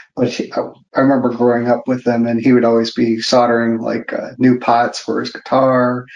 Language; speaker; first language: English; native; English